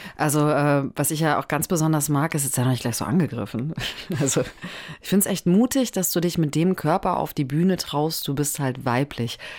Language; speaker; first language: German; native; German